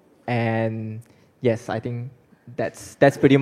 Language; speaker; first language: English; non-native, local second language; Chinese